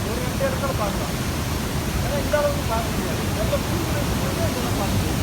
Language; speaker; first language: Tamil; native; Tamil